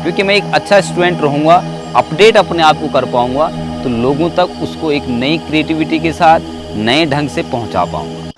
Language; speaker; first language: Hindi; native; Hindi